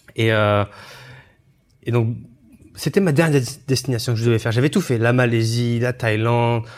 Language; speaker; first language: French; early bilingual, other home language; Chinese